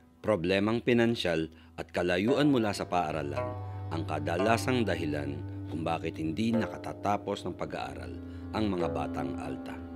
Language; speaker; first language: Filipino; native; Filipino